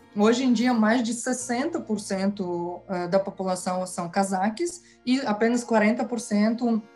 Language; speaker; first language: Portuguese; non-native, fluent; Kazakh